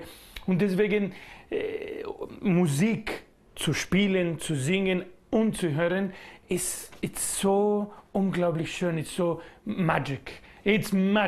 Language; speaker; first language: German; non-native, learner; Spanish